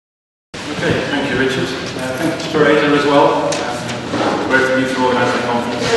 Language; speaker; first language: English; native; English